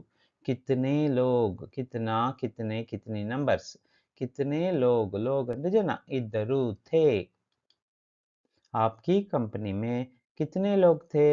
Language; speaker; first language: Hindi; non-native, local second language; Kannada